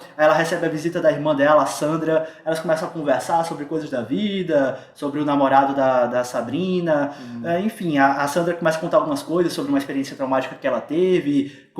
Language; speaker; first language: Portuguese; native; Portuguese